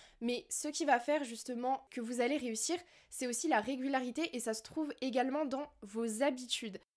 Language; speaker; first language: French; native; French